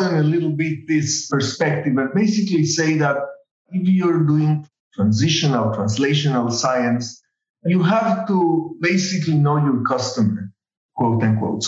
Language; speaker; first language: English; non-native, fluent; Spanish